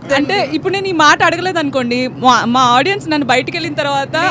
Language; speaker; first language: Telugu; native; Telugu